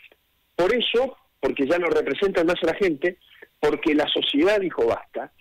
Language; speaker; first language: Spanish; native; Spanish